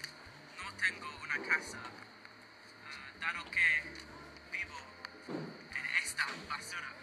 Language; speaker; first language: Spanish; non-native, learner; English